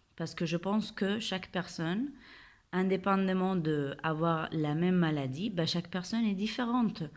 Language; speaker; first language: French; non-native, fluent; Spanish